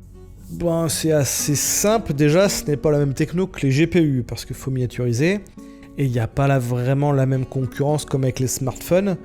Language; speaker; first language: French; native; French